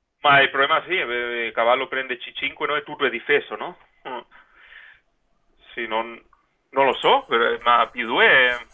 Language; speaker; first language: Italian; non-native, fluent; Spanish